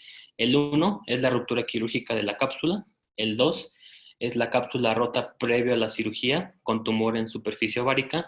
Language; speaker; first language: Spanish; native; Spanish